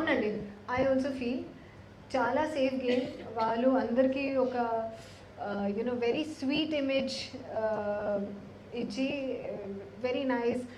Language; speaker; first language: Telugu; non-native, learner; Hindi